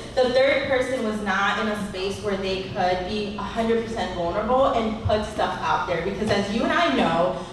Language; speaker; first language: English; native; English